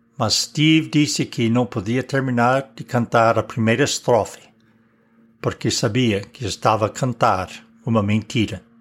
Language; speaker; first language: Portuguese; non-native, fluent; English